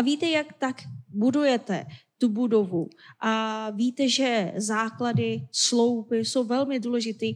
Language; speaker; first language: Czech; non-native, fluent; Korean